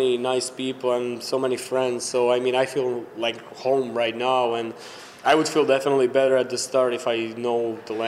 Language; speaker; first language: English; non-native, fluent; Slovak